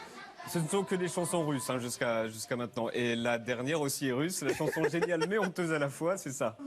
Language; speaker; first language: French; native; French